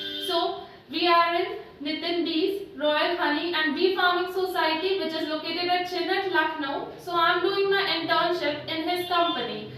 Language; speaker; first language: English; non-native, local second language; Hindi